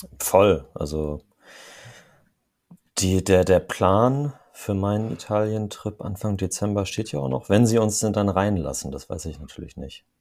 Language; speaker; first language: German; native; German